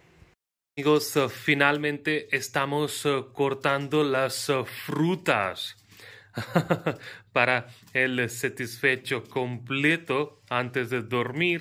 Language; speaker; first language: Spanish; non-native, fluent; Hindi